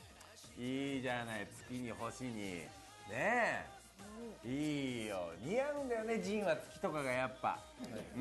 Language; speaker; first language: Japanese; native; Japanese